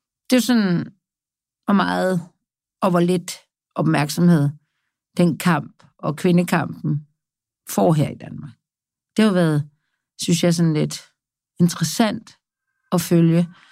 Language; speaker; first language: Danish; native; Danish